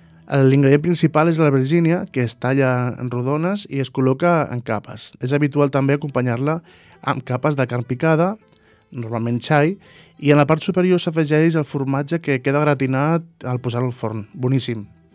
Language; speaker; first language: Catalan; native; Catalan